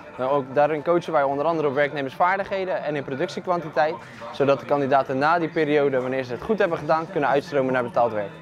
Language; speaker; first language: Dutch; native; Dutch